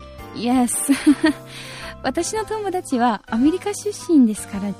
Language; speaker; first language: Japanese; non-native, learner; English